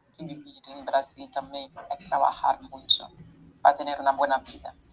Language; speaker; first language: Spanish; non-native, fluent; Portuguese